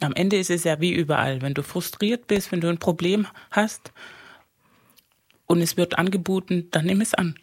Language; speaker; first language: German; non-native, fluent; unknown